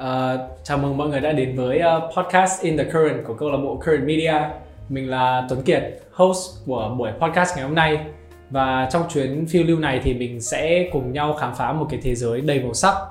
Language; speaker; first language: Vietnamese; native; Vietnamese